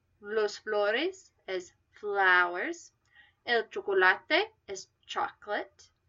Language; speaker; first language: Spanish; non-native, fluent; English